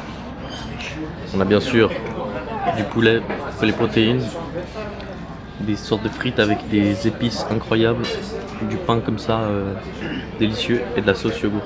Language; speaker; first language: French; native; French